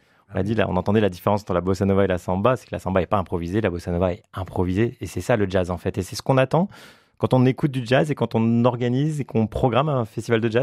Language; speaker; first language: French; native; French